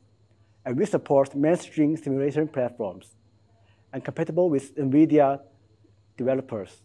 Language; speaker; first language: English; non-native, fluent; Chinese